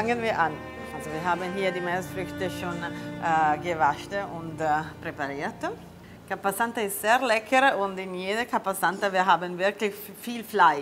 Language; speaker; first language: German; non-native, learner; Italian